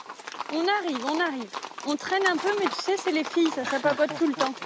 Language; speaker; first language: French; native; French